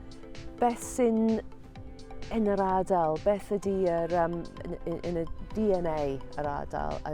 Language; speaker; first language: Welsh; non-native, fluent; English